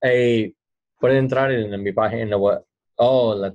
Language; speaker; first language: Spanish; non-native, learner; English